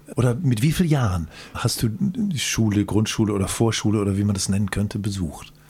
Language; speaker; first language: German; native; German